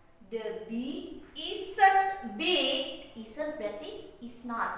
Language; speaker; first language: English; non-native, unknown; Indonesian